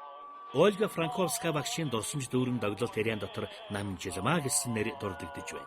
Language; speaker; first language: Mongolian; native; Mongolian